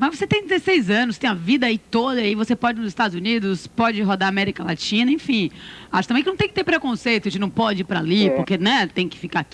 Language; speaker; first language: Portuguese; native; Portuguese